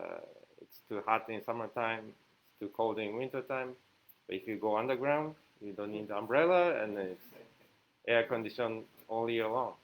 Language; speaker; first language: English; non-native, fluent; Japanese